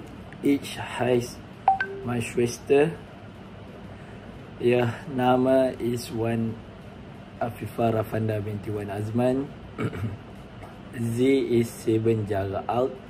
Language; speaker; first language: German; non-native, learner; Malay